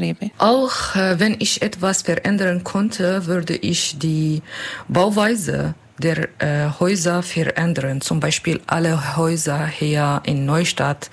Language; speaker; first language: German; non-native, learner; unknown